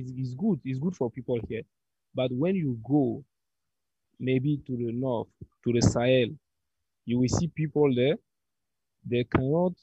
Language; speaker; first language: English; non-native, learner; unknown